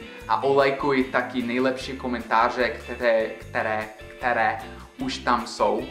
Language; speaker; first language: Czech; non-native, fluent; English